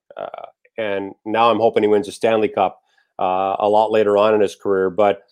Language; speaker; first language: English; native; English